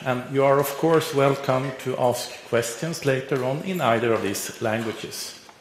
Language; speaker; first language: English; non-native, fluent; Swedish